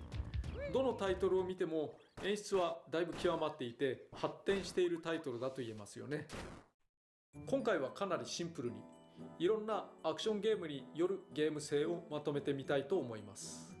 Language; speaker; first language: Japanese; native; Japanese